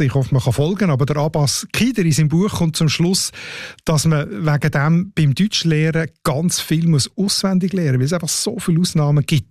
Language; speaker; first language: German; native; German